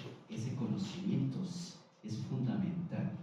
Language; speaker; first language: Spanish; native; Spanish